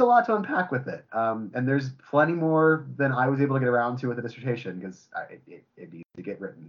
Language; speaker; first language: English; native; English